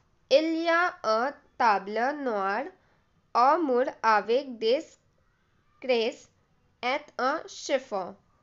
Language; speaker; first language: French; non-native, fluent; Hindi